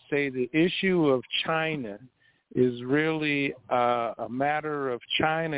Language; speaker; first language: English; early bilingual, other home language; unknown